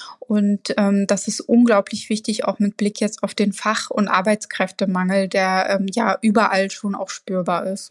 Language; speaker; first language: German; early bilingual, other home language; Arabic